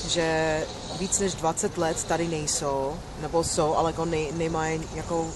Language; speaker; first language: Czech; non-native, learner; English